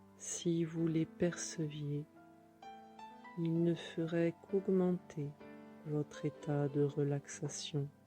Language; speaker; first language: French; native; French